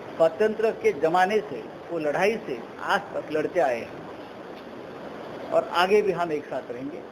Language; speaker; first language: Hindi; non-native, local second language; Marathi